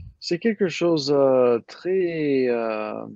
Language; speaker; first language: French; non-native, learner; English